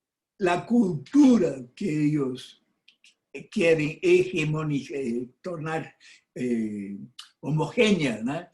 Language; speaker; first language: Spanish; non-native, fluent; Portuguese